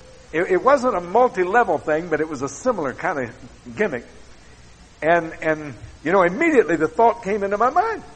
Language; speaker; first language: English; native; English